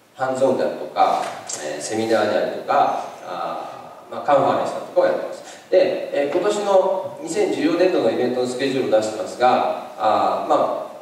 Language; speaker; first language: Japanese; native; Japanese